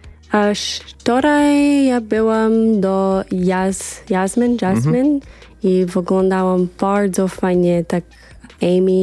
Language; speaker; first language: Polish; early bilingual, heritage; English